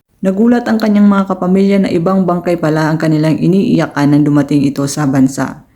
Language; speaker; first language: Filipino; native; Filipino